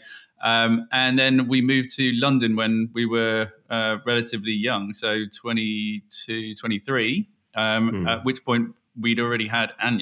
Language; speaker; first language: English; native; English